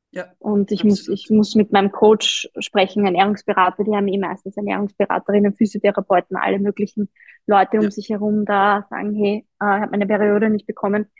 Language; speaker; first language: German; native; German